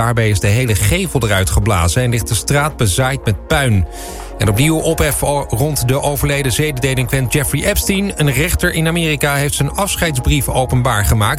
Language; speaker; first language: Dutch; native; Dutch